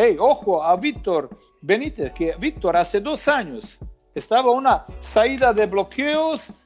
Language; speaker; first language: Spanish; non-native, fluent; Croatian